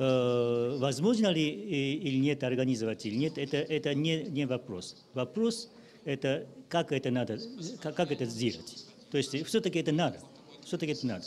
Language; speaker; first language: Russian; non-native, learner; Japanese